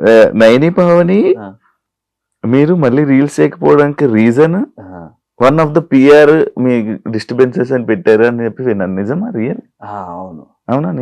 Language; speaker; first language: Telugu; native; Telugu